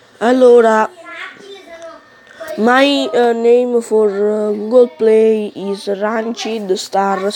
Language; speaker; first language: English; non-native, learner; Italian